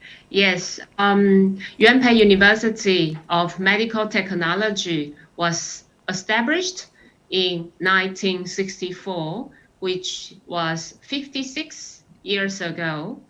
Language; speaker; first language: English; non-native, fluent; Chinese